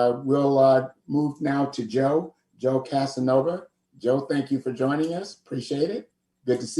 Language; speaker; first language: English; native; English